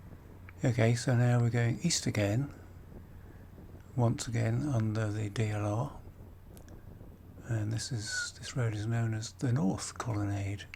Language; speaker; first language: English; native; English